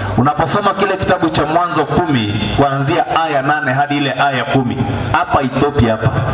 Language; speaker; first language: Swahili; non-native, local second language; Gusii